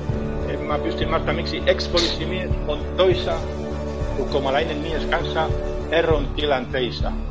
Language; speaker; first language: Finnish; non-native, learner; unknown